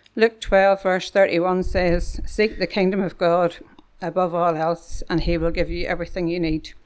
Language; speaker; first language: English; native; English